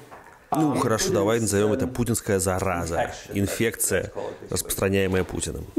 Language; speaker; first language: Russian; native; Russian